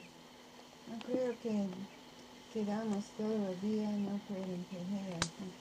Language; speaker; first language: Spanish; non-native, learner; English